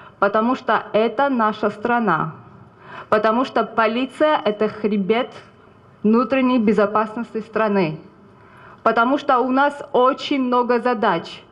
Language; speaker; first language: Russian; non-native, fluent; Georgian